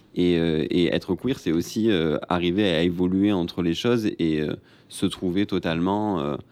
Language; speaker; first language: French; native; French